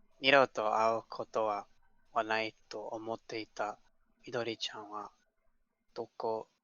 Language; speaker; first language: Japanese; non-native, learner; English